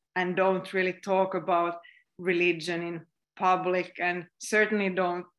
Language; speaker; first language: English; non-native, fluent; Finnish